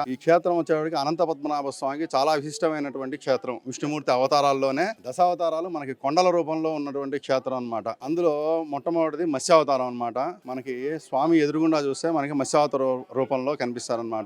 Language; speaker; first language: Telugu; native; Telugu